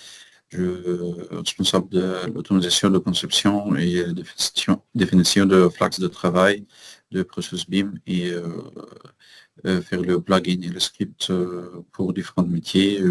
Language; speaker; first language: French; non-native, learner; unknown